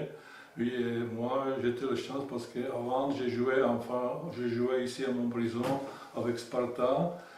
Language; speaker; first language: French; non-native, fluent; Czech